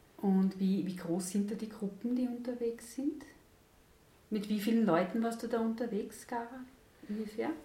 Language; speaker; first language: German; native; German